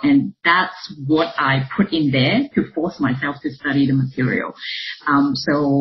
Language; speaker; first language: English; non-native, local second language; Cantonese